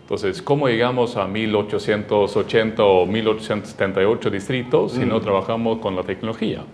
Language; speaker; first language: Spanish; non-native, fluent; Swedish